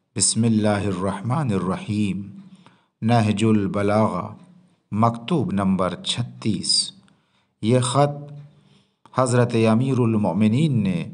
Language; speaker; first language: Hindi; native; Hindi